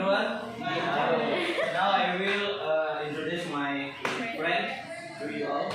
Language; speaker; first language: English; non-native, learner; Indonesian